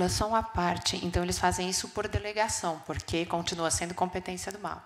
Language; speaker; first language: Portuguese; native; Portuguese